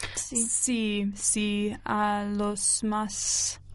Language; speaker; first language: Spanish; non-native, learner; English